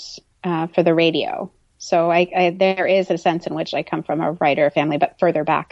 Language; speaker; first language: English; native; English